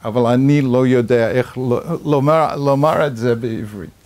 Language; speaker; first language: Hebrew; non-native, fluent; English